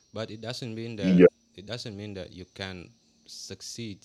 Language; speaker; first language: English; non-native, fluent; Indonesian